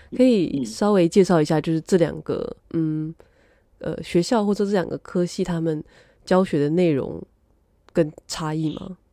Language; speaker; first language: Chinese; native; Chinese